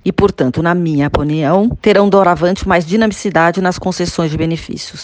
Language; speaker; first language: Portuguese; native; Portuguese